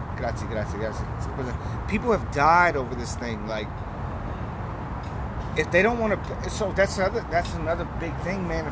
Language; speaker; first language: English; native; English